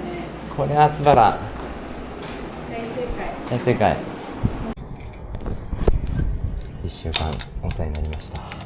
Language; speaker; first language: Japanese; native; Japanese